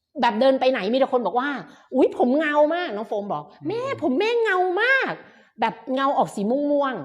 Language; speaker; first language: Thai; native; Thai